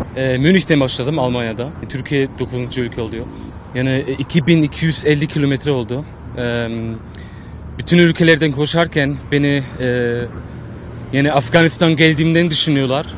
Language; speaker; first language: Turkish; early bilingual, heritage; Turkish